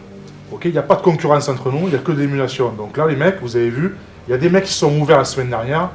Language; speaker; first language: French; native; French